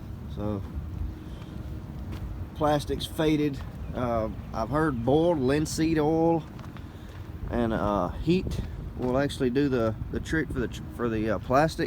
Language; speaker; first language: English; native; English